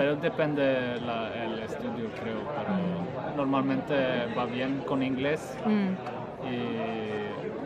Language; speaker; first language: Spanish; non-native, fluent; Swedish